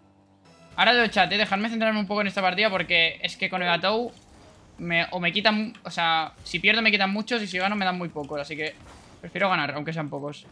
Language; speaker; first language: Spanish; native; Spanish